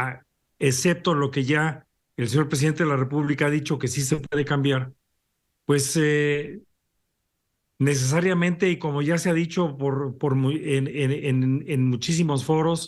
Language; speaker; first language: Spanish; native; Spanish